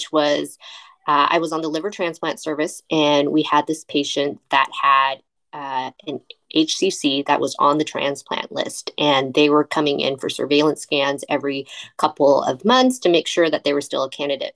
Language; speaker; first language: English; native; English